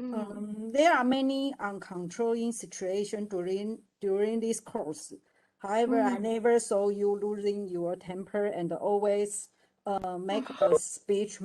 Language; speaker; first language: English; non-native, learner; Chinese